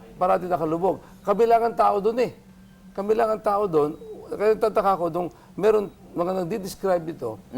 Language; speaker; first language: Filipino; native; Filipino